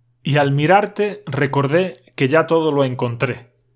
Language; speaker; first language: Spanish; native; Spanish